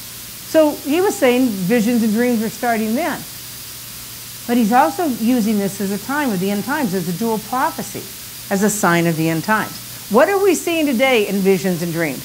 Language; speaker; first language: English; native; English